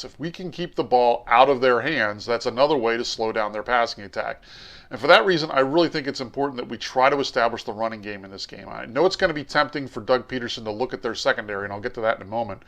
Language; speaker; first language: English; native; English